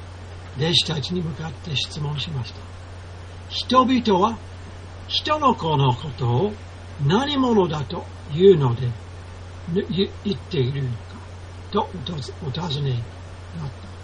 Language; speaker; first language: Japanese; non-native, fluent; English